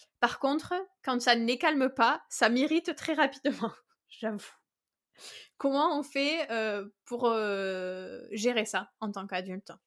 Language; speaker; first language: French; native; French